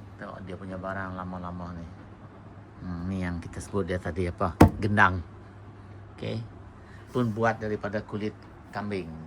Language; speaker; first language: Malay; non-native, local second language; Iban